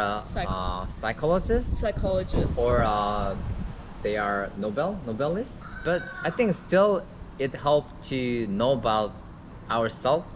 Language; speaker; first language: English; non-native, learner; Korean